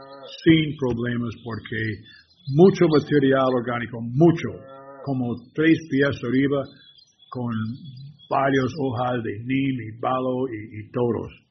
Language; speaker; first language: Spanish; non-native, learner; English